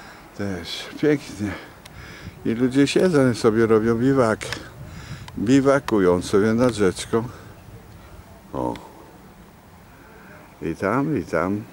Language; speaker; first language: Polish; native; Polish